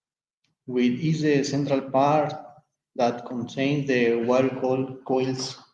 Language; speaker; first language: English; non-native, learner; Spanish